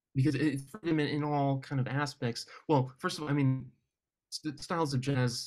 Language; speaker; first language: English; native; English